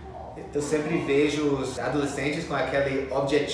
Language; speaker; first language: Portuguese; non-native, fluent; English